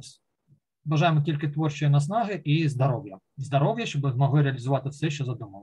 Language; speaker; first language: Ukrainian; native; Ukrainian